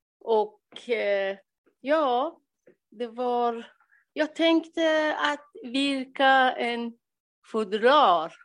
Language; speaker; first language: Swedish; non-native, learner; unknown